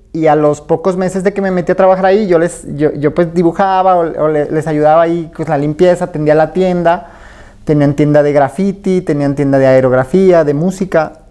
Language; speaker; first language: Spanish; native; Spanish